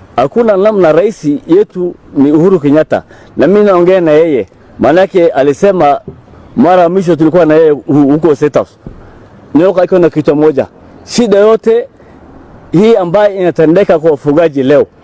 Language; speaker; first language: Swahili; non-native, local second language; Somali